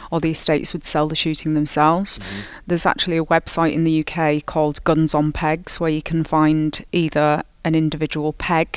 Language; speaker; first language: English; native; English